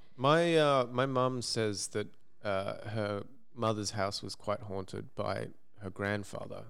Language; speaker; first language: English; native; English